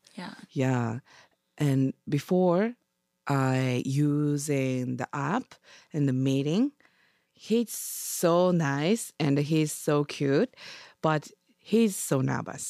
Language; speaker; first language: English; non-native, learner; Japanese